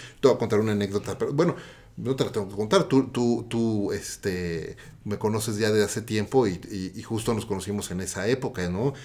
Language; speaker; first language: Spanish; native; Spanish